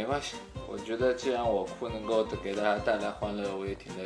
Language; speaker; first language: Chinese; native; Chinese